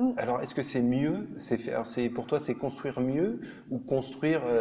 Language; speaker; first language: French; native; French